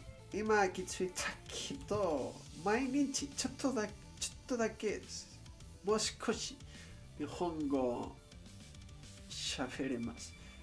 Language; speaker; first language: Japanese; non-native, learner; English